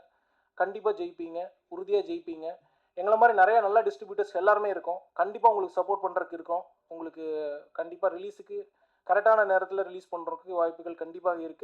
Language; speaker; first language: Tamil; native; Tamil